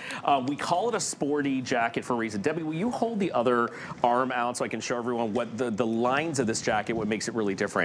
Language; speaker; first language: English; native; English